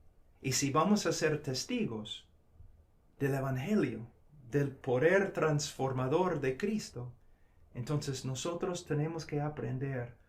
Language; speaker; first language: Spanish; non-native, fluent; English